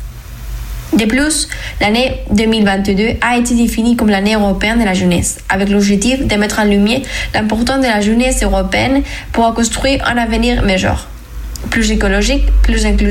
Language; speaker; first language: French; non-native, fluent; Spanish